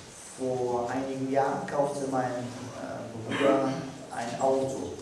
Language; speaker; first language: German; non-native, fluent; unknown